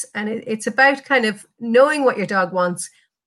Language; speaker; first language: English; native; English